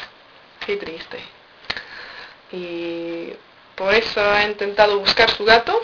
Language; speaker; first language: Spanish; non-native, learner; English